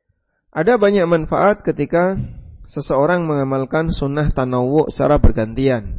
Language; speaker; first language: Indonesian; native; Indonesian